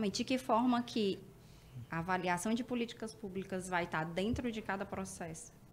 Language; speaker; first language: Portuguese; native; Portuguese